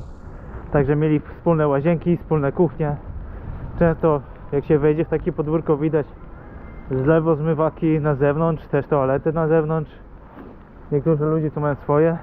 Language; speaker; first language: Polish; native; Polish